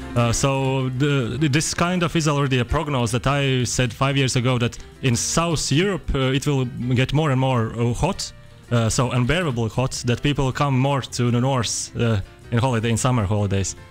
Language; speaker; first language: English; non-native, fluent; Latvian